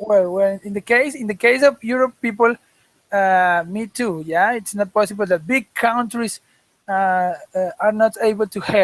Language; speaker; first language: English; non-native, fluent; Spanish